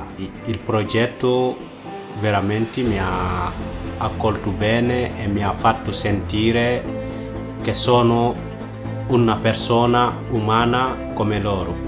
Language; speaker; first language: Italian; non-native, fluent; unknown